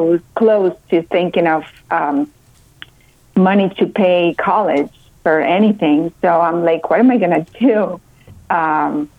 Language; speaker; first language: English; non-native, fluent; Spanish